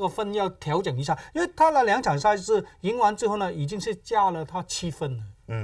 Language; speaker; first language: Chinese; native; Chinese